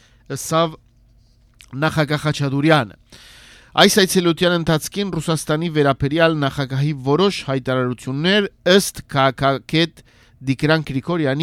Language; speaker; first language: Armenian; early bilingual, heritage; Armenian